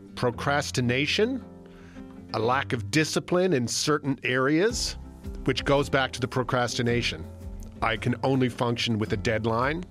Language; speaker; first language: English; native; English